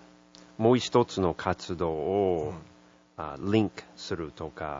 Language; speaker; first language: Japanese; non-native, learner; English